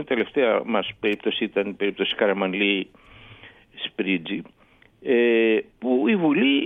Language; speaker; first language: Greek; native; Greek